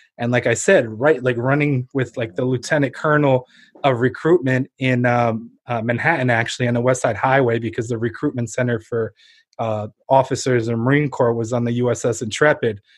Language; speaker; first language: English; early bilingual, other home language; Ukrainian